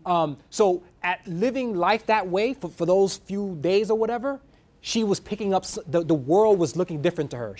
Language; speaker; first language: English; native; English